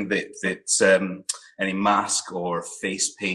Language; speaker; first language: English; native; English